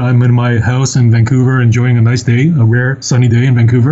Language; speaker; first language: English; non-native, local second language; Cantonese